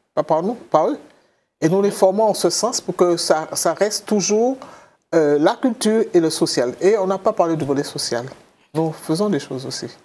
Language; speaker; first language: French; native; French